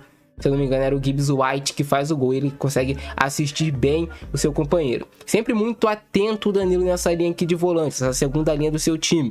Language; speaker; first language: Portuguese; native; Portuguese